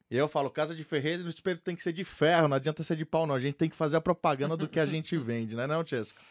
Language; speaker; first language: Portuguese; native; Portuguese